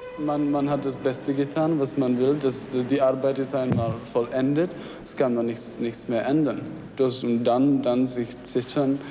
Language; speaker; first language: German; non-native, fluent; Czech